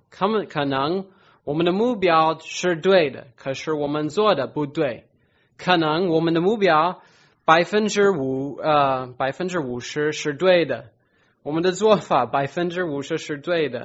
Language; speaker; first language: Chinese; non-native, fluent; English